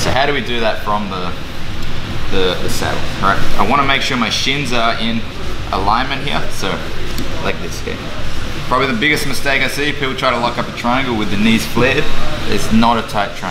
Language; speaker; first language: English; native; English